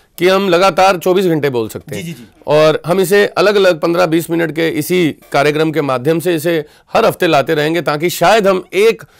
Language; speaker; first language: Hindi; non-native, local second language; Punjabi